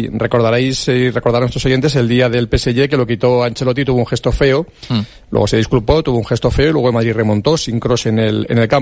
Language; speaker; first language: Spanish; native; Spanish